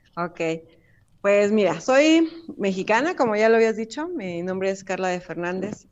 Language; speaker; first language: Spanish; native; Spanish